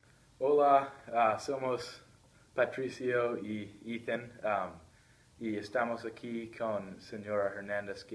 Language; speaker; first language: Spanish; non-native, learner; English